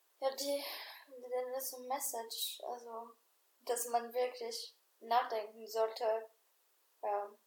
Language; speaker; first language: German; non-native, fluent; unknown